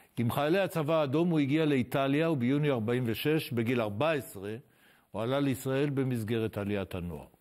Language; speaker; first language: Hebrew; native; Hebrew